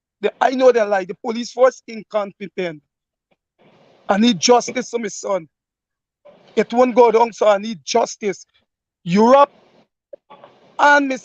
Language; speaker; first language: English; native; English